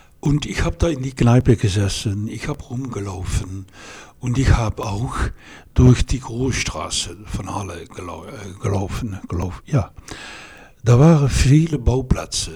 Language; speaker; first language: German; non-native, fluent; Dutch